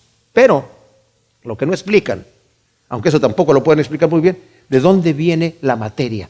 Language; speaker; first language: Spanish; native; Spanish